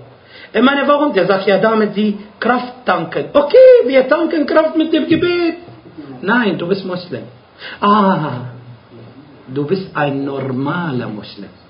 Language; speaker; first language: German; non-native, fluent; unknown